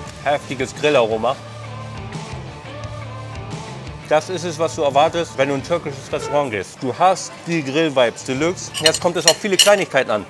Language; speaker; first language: German; native; German